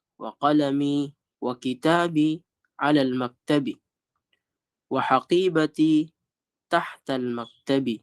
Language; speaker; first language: Arabic; non-native, fluent; Filipino